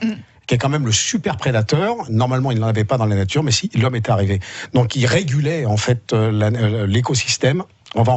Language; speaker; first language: French; native; French